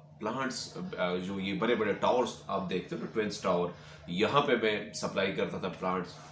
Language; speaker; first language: Urdu; non-native, local second language; Pashto